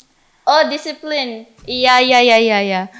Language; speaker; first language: Indonesian; early bilingual, heritage; English